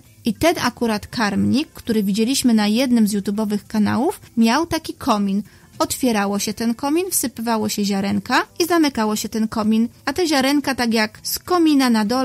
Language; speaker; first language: Polish; native; Polish